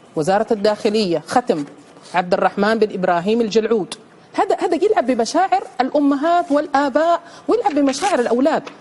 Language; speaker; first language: Arabic; native; Arabic